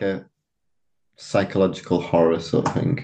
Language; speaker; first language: English; native; English